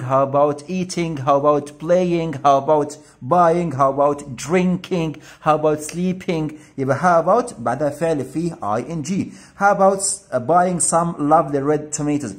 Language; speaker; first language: English; non-native, fluent; Arabic